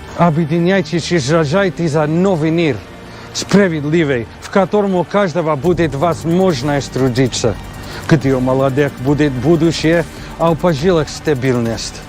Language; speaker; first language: Russian; non-native, learner; English